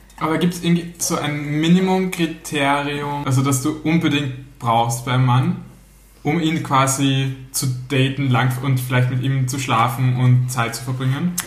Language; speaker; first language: German; native; German